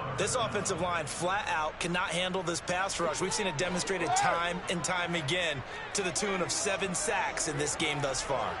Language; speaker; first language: English; native; English